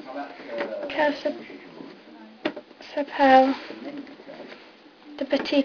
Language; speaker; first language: French; non-native, learner; English